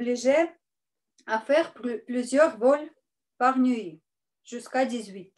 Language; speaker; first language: French; non-native, learner; Russian